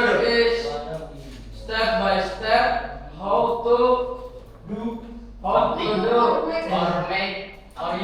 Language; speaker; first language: English; non-native, learner; Indonesian